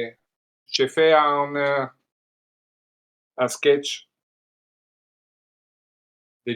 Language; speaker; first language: French; non-native, learner; Italian